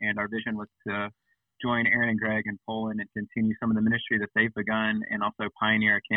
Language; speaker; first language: English; native; English